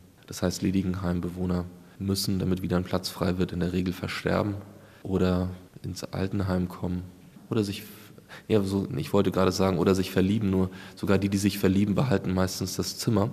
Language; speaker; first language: German; native; German